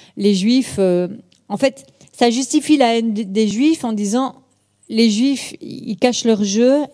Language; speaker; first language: French; native; French